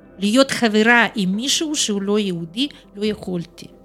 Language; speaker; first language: Hebrew; non-native, fluent; Russian